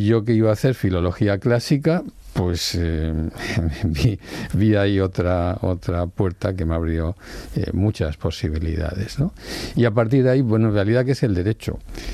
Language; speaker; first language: Spanish; non-native, local second language; Catalan